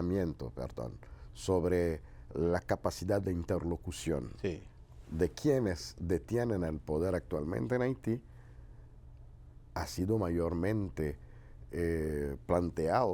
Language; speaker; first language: Spanish; non-native, fluent; Haitian Creole